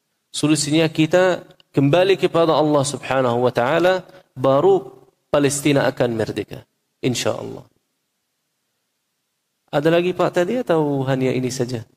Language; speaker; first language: Indonesian; non-native, fluent; Arabic